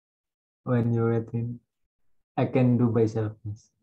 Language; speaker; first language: English; non-native, learner; Indonesian